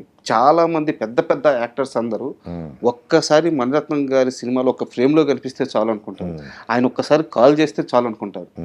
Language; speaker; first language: Telugu; native; Telugu